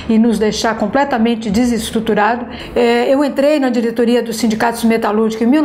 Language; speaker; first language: Portuguese; native; Portuguese